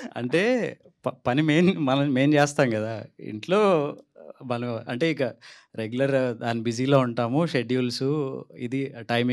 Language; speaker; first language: Telugu; native; Telugu